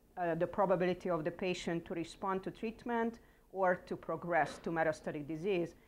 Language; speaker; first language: English; non-native, fluent; Hungarian